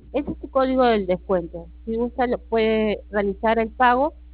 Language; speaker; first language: Spanish; native; Spanish